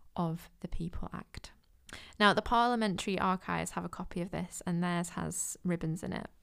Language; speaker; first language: English; native; English